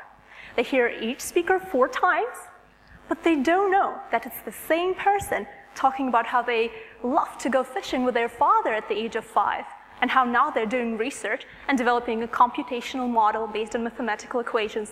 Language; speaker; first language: English; non-native, fluent; Russian